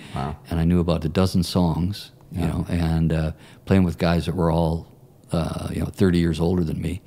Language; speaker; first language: English; native; English